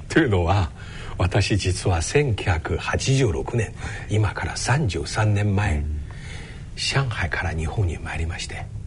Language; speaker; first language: Japanese; non-native, fluent; Chinese